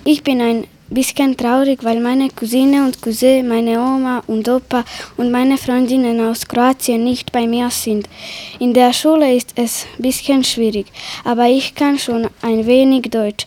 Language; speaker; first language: German; early bilingual, other home language; Croatian